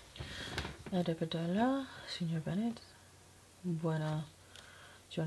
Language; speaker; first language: Italian; non-native, learner; English